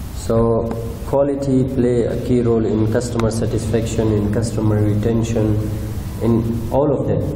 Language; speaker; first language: English; non-native, fluent; Persian